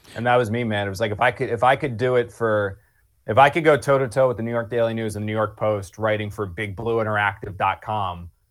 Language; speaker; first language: English; native; English